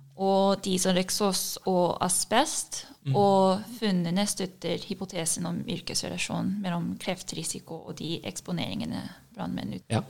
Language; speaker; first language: Norwegian; non-native, fluent; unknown